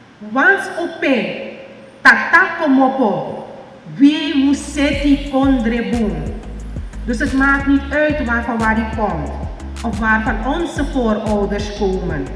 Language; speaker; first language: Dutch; native; Dutch